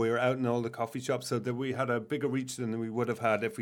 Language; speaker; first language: English; native; English